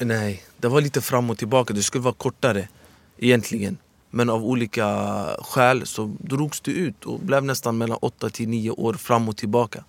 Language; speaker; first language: Swedish; early bilingual, other home language; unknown